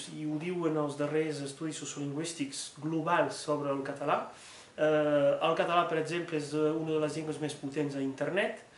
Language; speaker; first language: Catalan; non-native, local second language; French